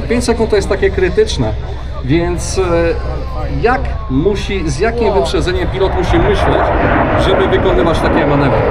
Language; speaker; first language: Polish; native; Polish